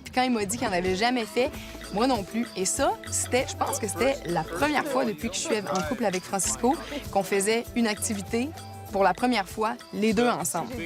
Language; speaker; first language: French; native; French